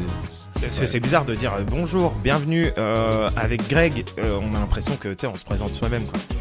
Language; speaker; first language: French; native; French